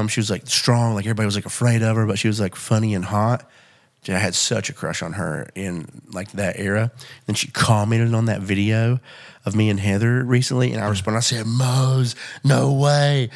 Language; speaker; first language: English; native; English